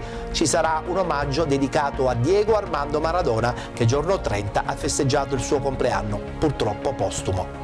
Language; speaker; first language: Italian; native; Italian